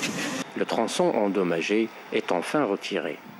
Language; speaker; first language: French; non-native, local second language; Arabic